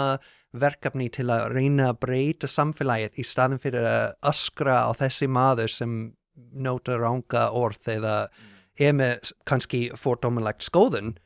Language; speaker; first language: Icelandic; non-native, learner; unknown